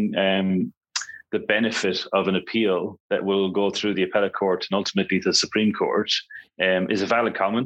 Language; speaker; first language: English; native; English